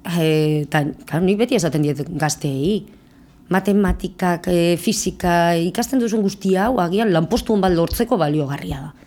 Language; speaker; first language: Basque; native; Basque